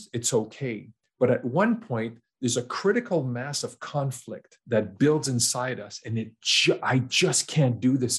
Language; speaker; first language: English; native; English